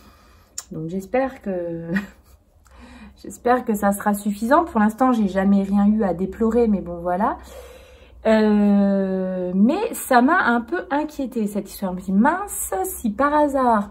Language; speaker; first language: French; native; French